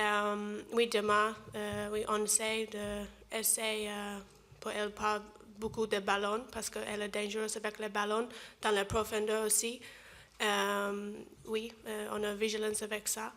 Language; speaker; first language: French; non-native, learner; English